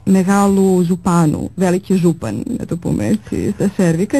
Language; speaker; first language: Greek; non-native, fluent; Serbian